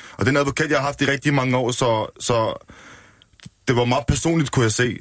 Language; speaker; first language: Danish; early bilingual, other home language; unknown